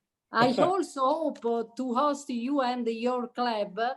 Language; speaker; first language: English; non-native, learner; Italian